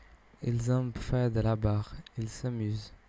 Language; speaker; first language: French; non-native, learner; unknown